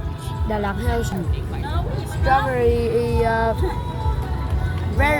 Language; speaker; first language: English; non-native, learner; Vietnamese